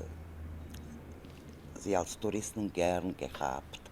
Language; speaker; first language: German; non-native, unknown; Serbian